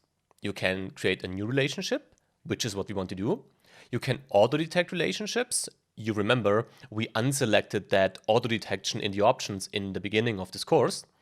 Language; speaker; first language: English; non-native, fluent; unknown